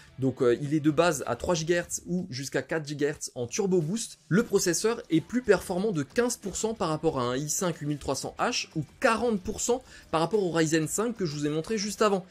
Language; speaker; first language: French; native; French